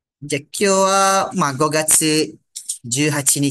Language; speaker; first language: Japanese; non-native, fluent; Malay